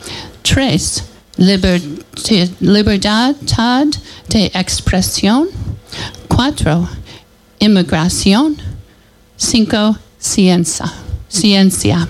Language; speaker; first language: Spanish; non-native, learner; English